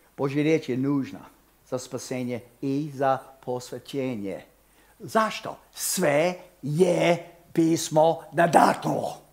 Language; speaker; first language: Croatian; early bilingual, heritage; Croatian